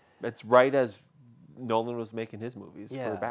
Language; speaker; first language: English; native; English